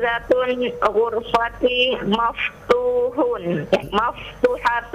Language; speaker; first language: Arabic; non-native, learner; Indonesian